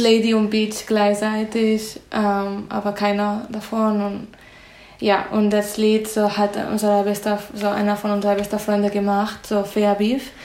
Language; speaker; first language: German; non-native, fluent; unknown